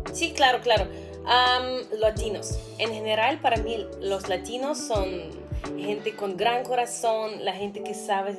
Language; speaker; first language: Spanish; non-native, fluent; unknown